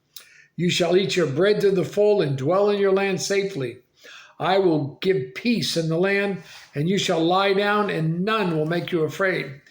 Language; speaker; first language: English; native; English